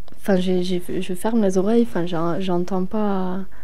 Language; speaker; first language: French; non-native, fluent; Swedish